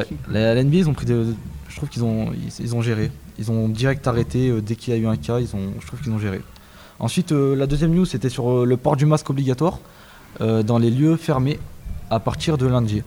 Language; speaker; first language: French; native; French